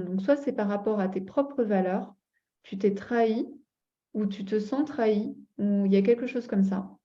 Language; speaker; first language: French; native; French